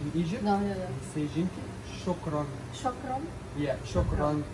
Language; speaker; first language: English; non-native, learner; Arabic